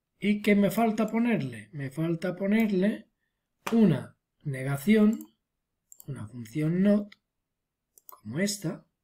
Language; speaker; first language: Spanish; non-native, local second language; Catalan